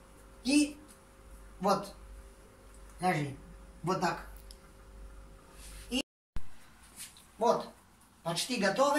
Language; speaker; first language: Russian; non-native, learner; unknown